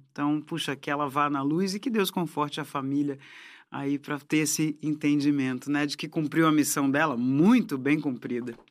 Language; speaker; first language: Portuguese; native; Portuguese